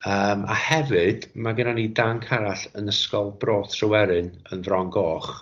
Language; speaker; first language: Welsh; native; Welsh